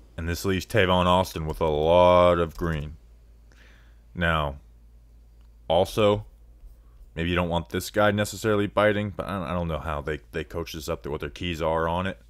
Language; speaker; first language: English; native; English